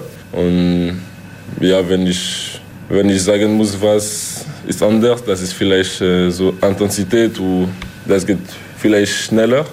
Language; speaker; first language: German; non-native, local second language; French